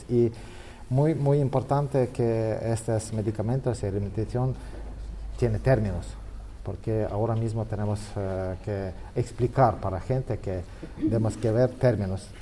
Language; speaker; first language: Spanish; non-native, learner; Ukrainian